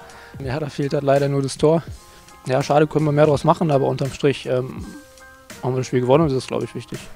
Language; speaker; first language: German; native; German